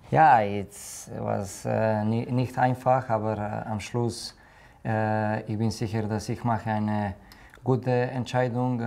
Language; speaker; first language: German; non-native, learner; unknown